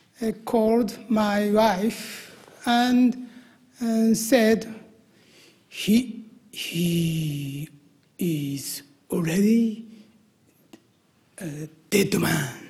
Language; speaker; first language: English; non-native, learner; Japanese